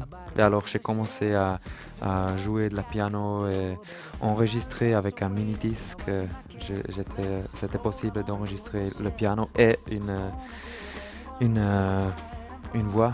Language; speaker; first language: French; non-native, learner; German